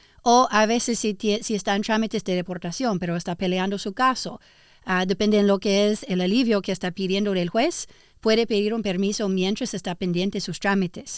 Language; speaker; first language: Spanish; early bilingual, heritage; English